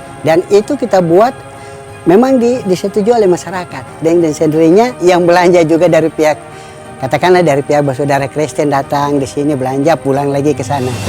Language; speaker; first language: Indonesian; native; Indonesian